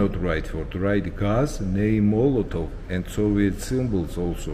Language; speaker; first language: English; non-native, learner; Georgian